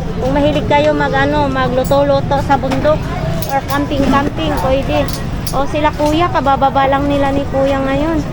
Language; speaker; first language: Filipino; non-native, local second language; Cebuano